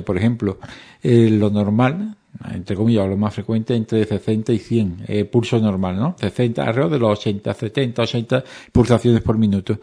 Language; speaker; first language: Spanish; native; Spanish